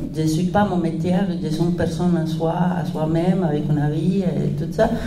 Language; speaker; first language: French; non-native, fluent; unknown